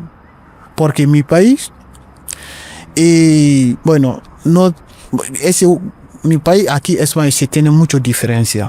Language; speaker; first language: Spanish; non-native, learner; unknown